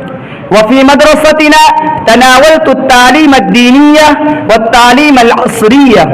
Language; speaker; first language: Arabic; non-native, learner; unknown